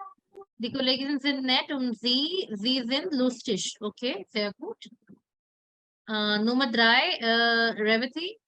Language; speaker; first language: German; non-native, fluent; Hindi